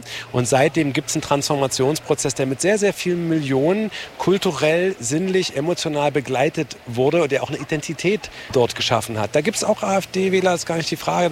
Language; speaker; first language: German; native; German